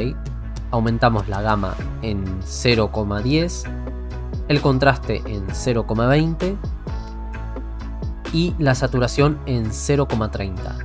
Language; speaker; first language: Spanish; native; Spanish